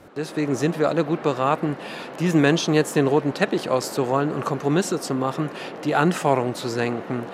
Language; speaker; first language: German; native; German